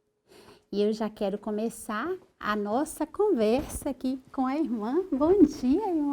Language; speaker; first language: Portuguese; native; Portuguese